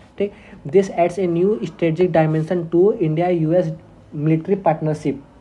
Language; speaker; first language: Hindi; native; Hindi